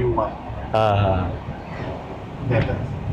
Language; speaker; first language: English; non-native, learner; Spanish